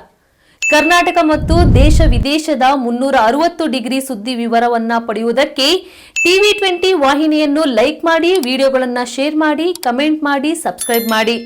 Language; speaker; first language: Kannada; native; Kannada